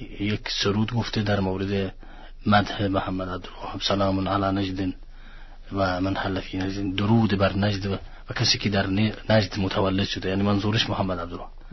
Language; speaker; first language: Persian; non-native, fluent; Arabic